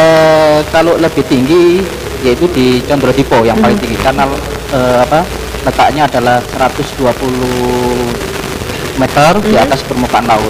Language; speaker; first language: Indonesian; native; Indonesian